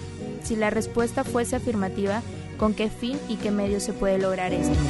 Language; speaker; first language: Spanish; native; Spanish